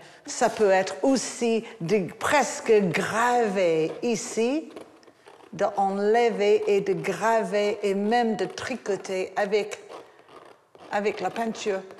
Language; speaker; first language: French; non-native, fluent; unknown